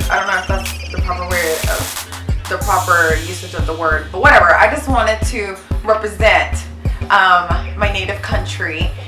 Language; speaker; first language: English; native; English